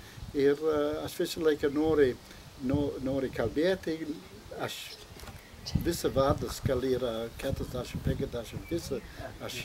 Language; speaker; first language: Lithuanian; non-native, learner; English